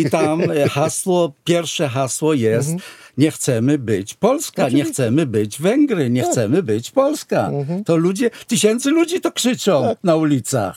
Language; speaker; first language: Polish; non-native, fluent; Hebrew